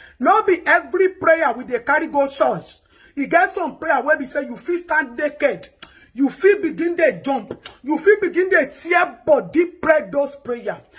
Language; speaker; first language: Nigerian Pidgin; non-native, local second language; Yoruba